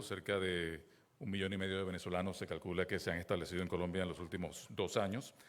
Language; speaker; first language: Spanish; native; Spanish